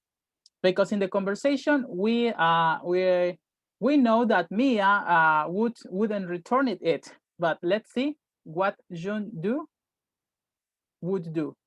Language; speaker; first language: English; non-native, fluent; Spanish